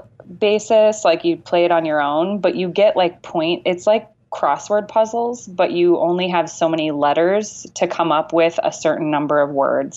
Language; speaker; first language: English; native; English